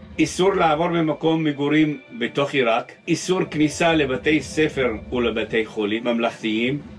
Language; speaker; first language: Hebrew; early bilingual, other home language; Arabic